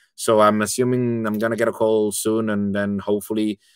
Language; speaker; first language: English; non-native, fluent; Spanish